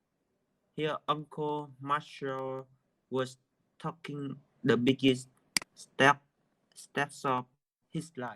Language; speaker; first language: English; non-native, learner; Vietnamese